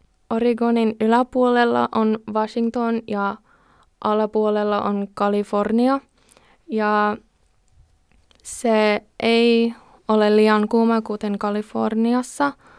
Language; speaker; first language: Finnish; non-native, learner; English